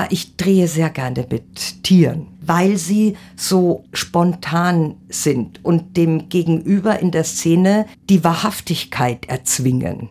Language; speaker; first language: German; native; German